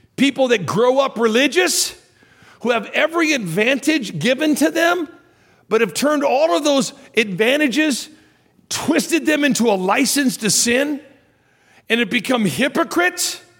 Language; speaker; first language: English; native; English